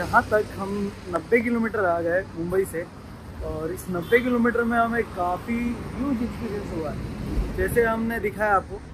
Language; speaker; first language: Hindi; non-native, local second language; Marathi